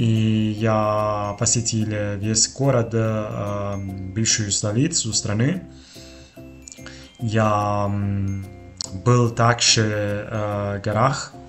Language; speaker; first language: Russian; non-native, fluent; Italian